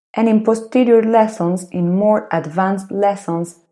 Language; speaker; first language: English; non-native, fluent; Spanish